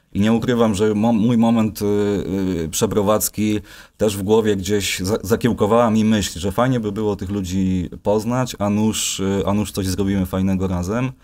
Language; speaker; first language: Polish; native; Polish